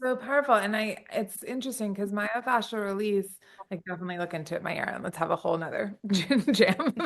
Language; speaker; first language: English; native; English